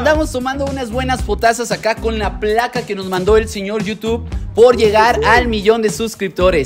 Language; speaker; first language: Spanish; native; Spanish